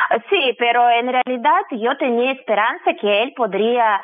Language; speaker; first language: Spanish; non-native, fluent; Russian